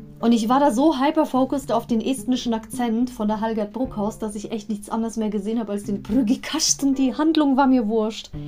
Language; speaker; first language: German; native; German